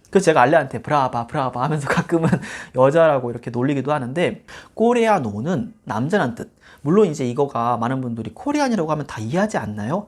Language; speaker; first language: Korean; native; Korean